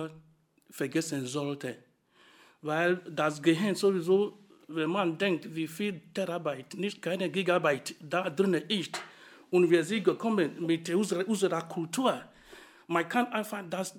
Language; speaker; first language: German; non-native, fluent; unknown